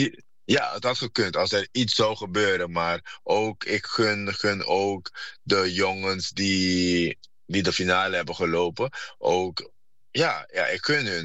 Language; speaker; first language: Dutch; non-native, fluent; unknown